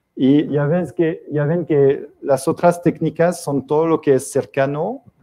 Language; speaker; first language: Spanish; non-native, fluent; French